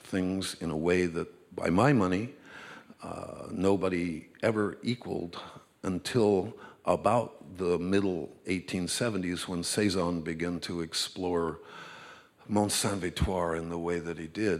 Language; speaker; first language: English; native; English